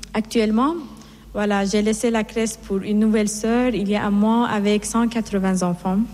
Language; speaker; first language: French; non-native, fluent; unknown